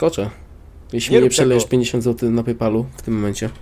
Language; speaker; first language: Polish; native; Polish